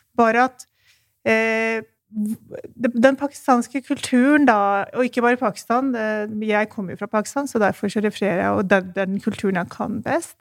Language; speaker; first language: Norwegian; early bilingual, other home language; Urdu